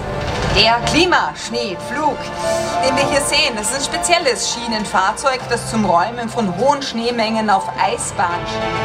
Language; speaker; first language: German; native; German